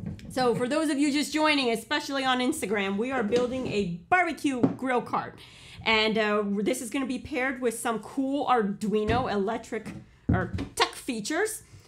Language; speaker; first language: English; early bilingual, other home language; Portuguese